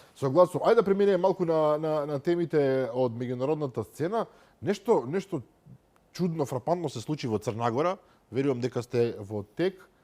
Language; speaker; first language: Macedonian; native; Macedonian